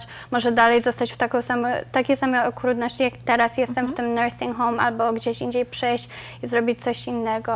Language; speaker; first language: Polish; early bilingual, other home language; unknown